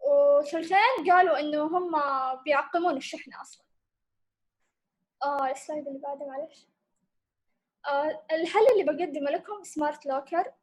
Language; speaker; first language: Arabic; native; Arabic